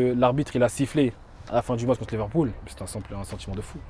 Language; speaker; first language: French; native; French